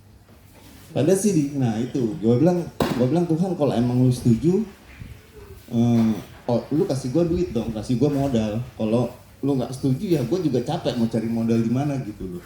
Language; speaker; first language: Indonesian; native; Indonesian